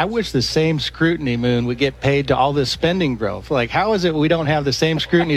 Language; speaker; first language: English; native; English